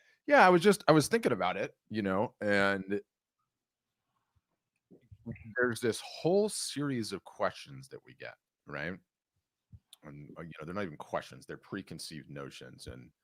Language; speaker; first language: English; native; English